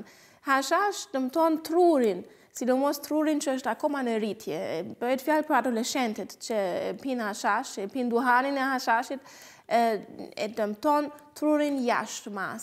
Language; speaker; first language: Albanian; non-native, fluent; German